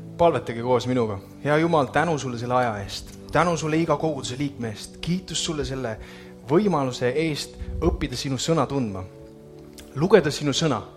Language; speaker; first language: Estonian; native; Estonian